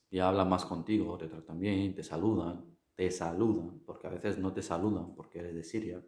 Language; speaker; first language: Spanish; non-native, fluent; Arabic